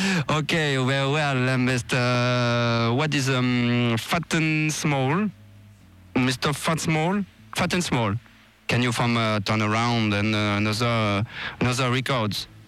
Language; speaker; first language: English; non-native, learner; French